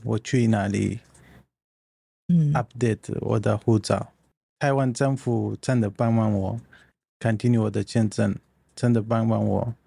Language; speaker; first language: Chinese; non-native, learner; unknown